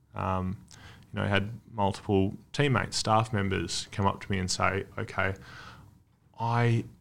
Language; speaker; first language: English; native; English